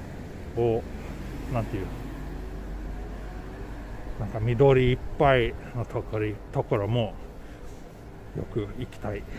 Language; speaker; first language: Japanese; non-native, fluent; Swedish